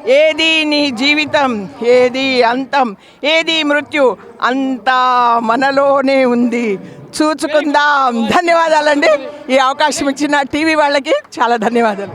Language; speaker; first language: Telugu; non-native, local second language; Marathi